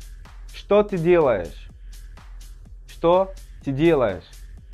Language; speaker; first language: Russian; non-native, fluent; Portuguese